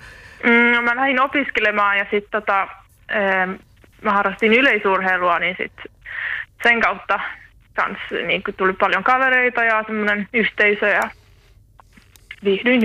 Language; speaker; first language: Finnish; native; Finnish